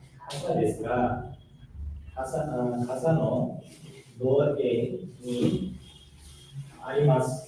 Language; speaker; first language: Japanese; non-native, learner; Bangla